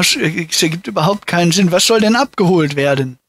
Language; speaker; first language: German; native; German